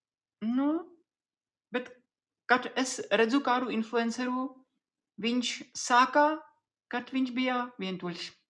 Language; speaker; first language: Latvian; non-native, fluent; Czech